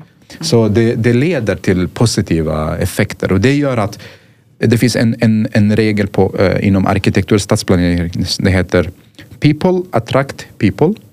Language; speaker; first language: Swedish; non-native, fluent; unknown